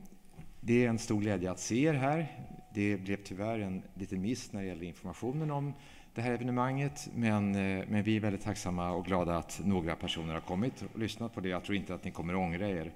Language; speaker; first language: Swedish; native; Swedish